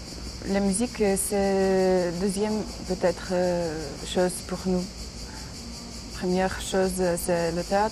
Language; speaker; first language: French; non-native, learner; Ukrainian